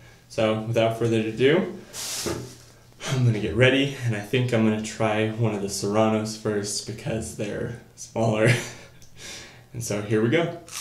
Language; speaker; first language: English; native; English